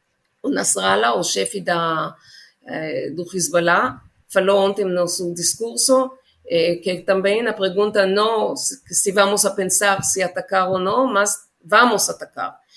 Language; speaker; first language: Portuguese; non-native, fluent; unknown